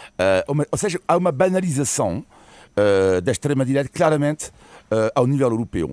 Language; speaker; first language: Portuguese; non-native, fluent; French